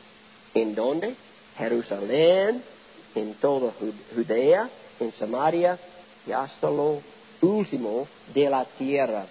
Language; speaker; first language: Spanish; non-native, learner; English